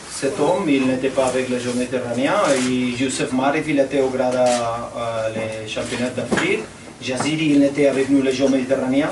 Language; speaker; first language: French; non-native, fluent; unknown